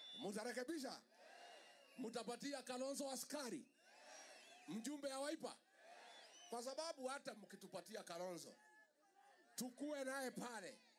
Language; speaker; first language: Swahili; non-native, local second language; Kikuyu